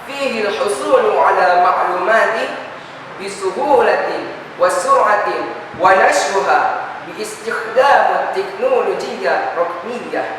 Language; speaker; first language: Arabic; non-native, learner; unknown